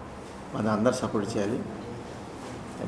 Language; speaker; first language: Telugu; non-native, local second language; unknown